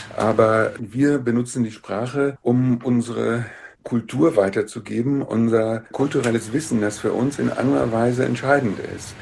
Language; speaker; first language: German; native; German